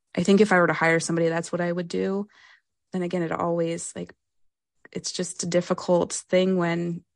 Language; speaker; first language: English; native; English